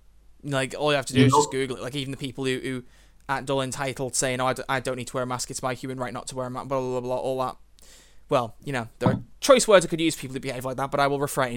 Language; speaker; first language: English; native; English